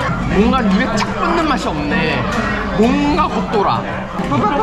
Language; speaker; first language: Korean; native; Korean